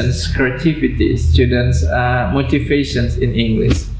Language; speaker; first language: English; non-native, fluent; Indonesian